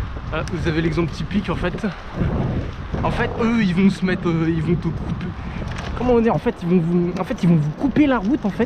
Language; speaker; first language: French; native; French